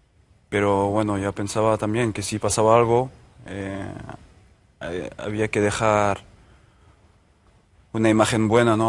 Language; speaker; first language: Spanish; non-native, fluent; French